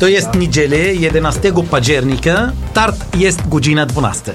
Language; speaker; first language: Polish; non-native, learner; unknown